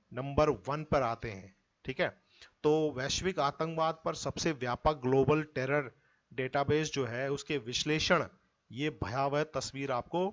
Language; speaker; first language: Hindi; native; Hindi